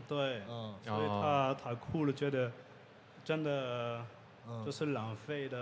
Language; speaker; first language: Chinese; non-native, learner; French